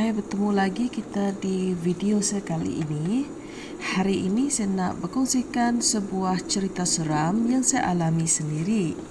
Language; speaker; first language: Malay; non-native, local second language; Iban